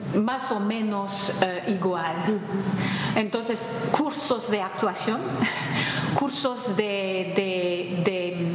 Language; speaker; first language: Spanish; non-native, fluent; French